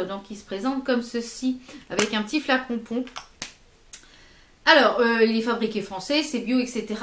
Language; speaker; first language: French; native; French